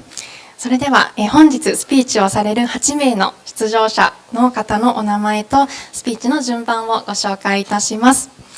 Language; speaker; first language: Japanese; native; Japanese